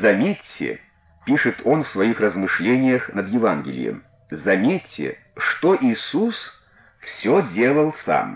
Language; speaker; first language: Russian; native; Russian